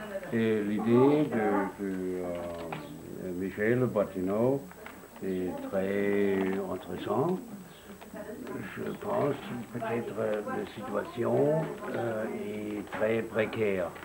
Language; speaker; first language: French; non-native, learner; German